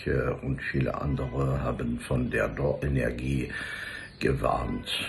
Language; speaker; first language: German; non-native, fluent; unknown